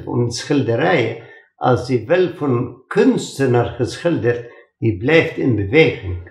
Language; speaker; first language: Dutch; non-native, fluent; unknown